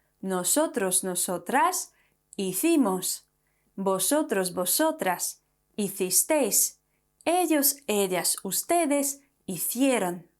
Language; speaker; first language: Spanish; non-native, fluent; Polish